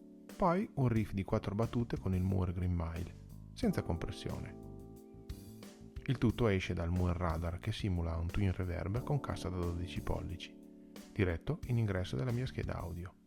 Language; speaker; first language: Italian; native; Italian